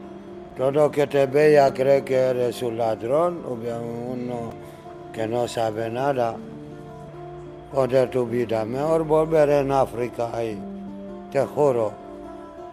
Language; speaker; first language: Spanish; non-native, learner; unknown